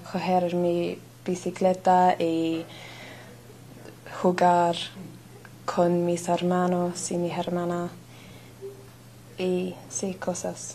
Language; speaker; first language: Spanish; non-native, learner; English